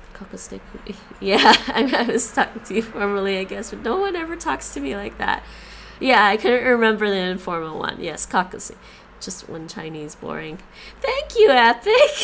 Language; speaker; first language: English; native; English